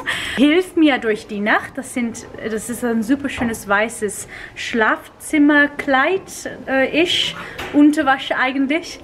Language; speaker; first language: German; non-native, fluent; Dutch